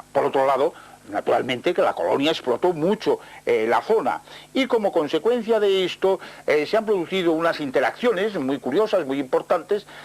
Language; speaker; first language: Spanish; native; Spanish